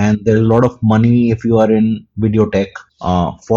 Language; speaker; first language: English; non-native, local second language; Hindi